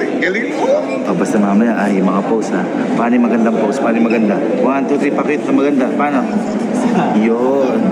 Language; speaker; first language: Filipino; native; Filipino